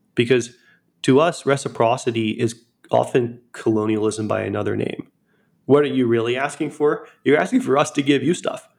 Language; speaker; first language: English; native; English